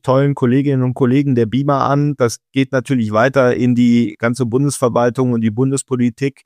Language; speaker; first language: German; native; German